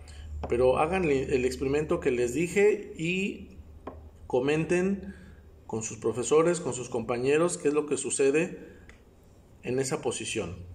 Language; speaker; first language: Spanish; native; Spanish